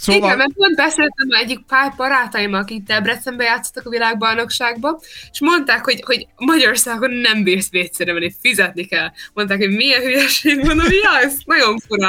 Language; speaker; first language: Hungarian; early bilingual, heritage; Hungarian